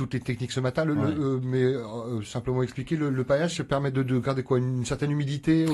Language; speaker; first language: French; native; French